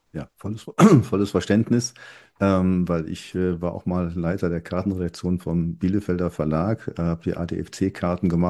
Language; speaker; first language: German; native; German